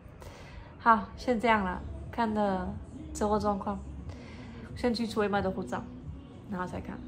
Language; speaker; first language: Chinese; non-native, fluent; French